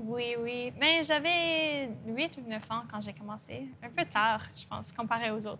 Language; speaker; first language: French; non-native, local second language; English